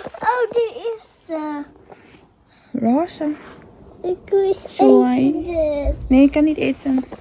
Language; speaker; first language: Dutch; non-native, learner; Thai